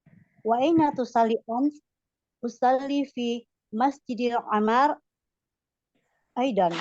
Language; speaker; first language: Arabic; non-native, learner; Indonesian